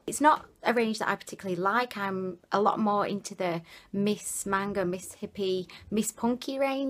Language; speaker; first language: English; native; English